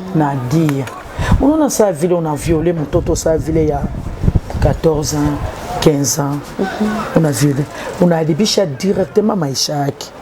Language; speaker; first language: Swahili; native; Swahili